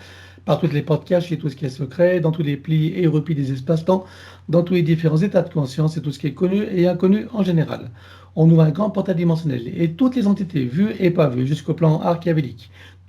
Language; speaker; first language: French; native; French